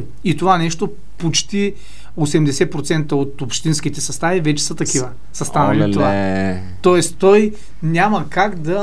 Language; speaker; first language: Bulgarian; native; Bulgarian